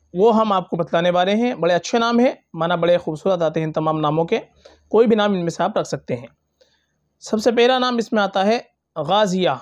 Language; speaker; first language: Urdu; native; Urdu